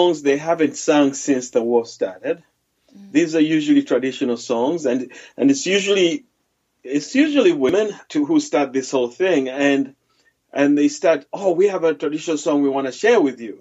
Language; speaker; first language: English; non-native, local second language; Ganda